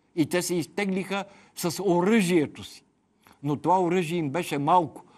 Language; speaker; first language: Bulgarian; native; Bulgarian